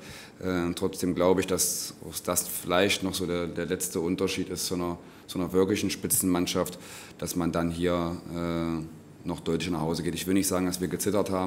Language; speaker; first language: German; native; German